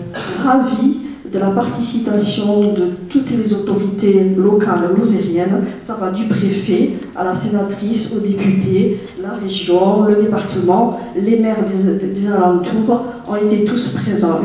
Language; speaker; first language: French; native; French